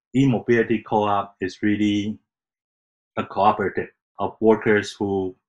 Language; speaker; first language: English; non-native, fluent; Chinese